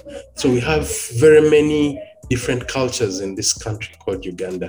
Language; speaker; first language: English; non-native, local second language; Ganda